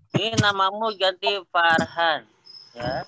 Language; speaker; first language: Indonesian; native; Indonesian